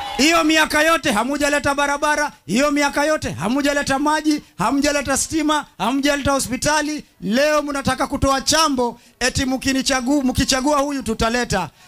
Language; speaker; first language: Swahili; native; Swahili